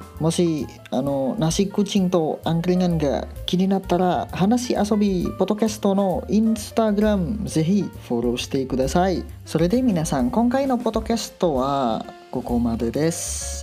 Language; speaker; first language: Japanese; non-native, learner; Indonesian